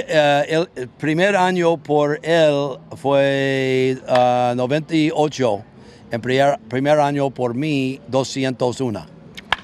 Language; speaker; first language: Spanish; non-native, learner; English